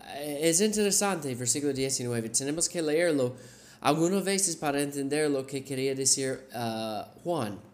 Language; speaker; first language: Spanish; non-native, fluent; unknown